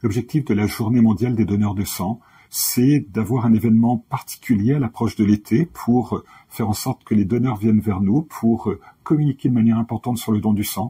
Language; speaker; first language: French; native; French